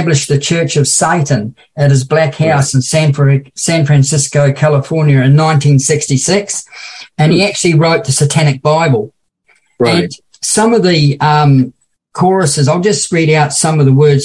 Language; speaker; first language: English; native; English